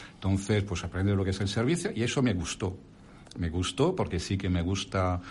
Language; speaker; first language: Spanish; non-native, fluent; French